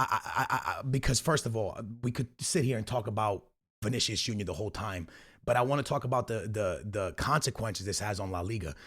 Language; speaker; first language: English; native; English